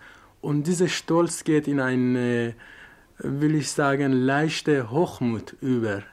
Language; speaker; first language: German; non-native, learner; Persian